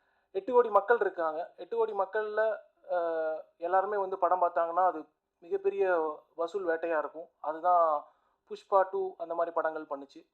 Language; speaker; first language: Tamil; native; Tamil